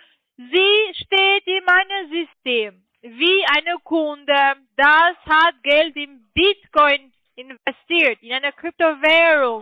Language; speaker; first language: German; non-native, learner; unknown